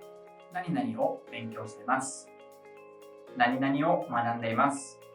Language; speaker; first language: Japanese; non-native, fluent; English